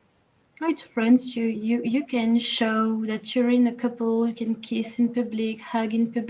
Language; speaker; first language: English; non-native, learner; French